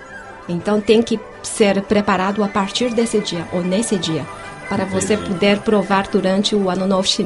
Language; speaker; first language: Portuguese; non-native, fluent; Chinese